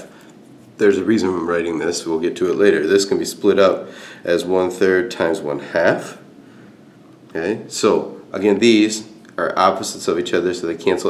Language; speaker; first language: English; native; English